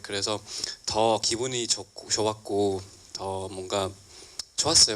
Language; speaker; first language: Korean; non-native, fluent; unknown